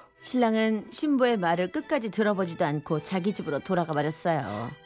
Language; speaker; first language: Korean; native; Korean